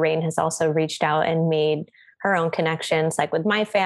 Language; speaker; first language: English; native; English